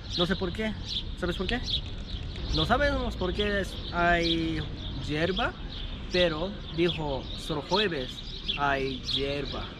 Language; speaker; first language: Spanish; non-native, learner; Japanese